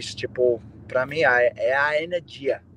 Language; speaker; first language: Portuguese; non-native, fluent; English